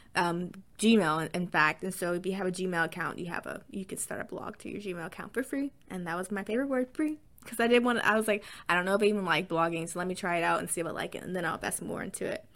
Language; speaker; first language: English; native; English